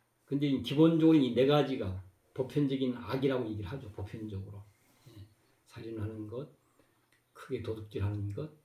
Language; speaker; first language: Korean; native; Korean